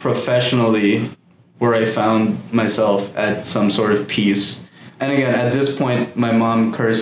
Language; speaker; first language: English; non-native, local second language; Filipino